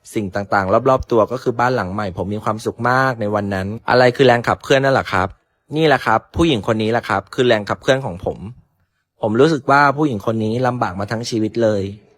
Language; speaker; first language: Thai; native; Thai